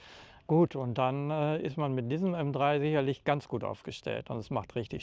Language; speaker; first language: German; native; German